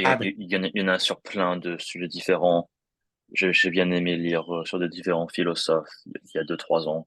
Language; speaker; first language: French; non-native, fluent; English